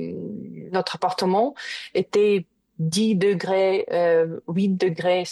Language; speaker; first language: French; non-native, learner; Ukrainian